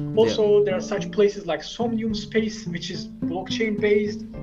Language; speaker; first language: English; non-native, fluent; Turkish